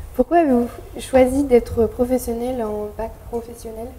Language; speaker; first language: French; native; French